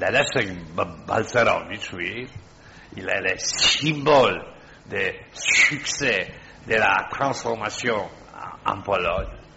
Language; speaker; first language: French; non-native, fluent; Polish